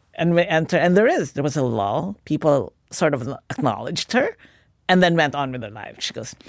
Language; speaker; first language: English; non-native, local second language; Filipino